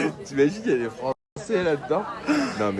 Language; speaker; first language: French; native; French